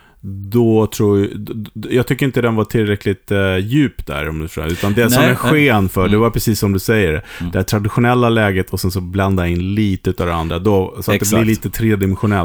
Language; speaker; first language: Swedish; native; Swedish